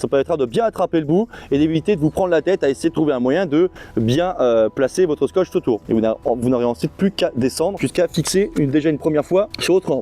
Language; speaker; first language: French; native; French